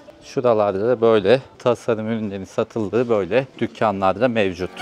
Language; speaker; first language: Turkish; native; Turkish